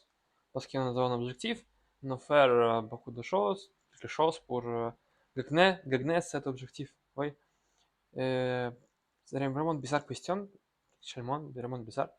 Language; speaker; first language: French; non-native, learner; Russian